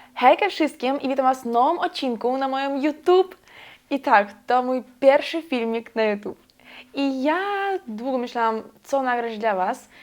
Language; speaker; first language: Polish; non-native, fluent; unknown